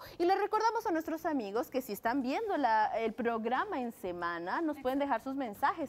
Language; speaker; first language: Spanish; native; Spanish